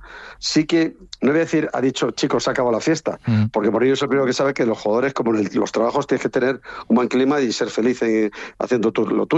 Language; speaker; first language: Spanish; native; Spanish